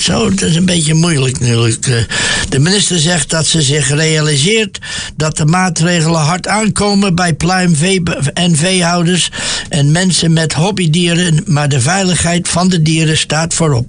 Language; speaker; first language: Dutch; native; Dutch